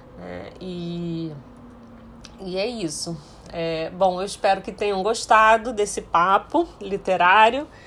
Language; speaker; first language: Portuguese; early bilingual, heritage; Portuguese